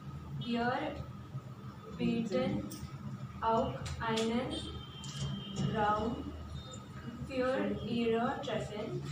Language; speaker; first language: German; non-native, learner; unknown